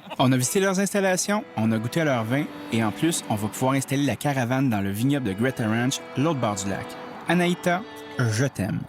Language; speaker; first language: French; native; French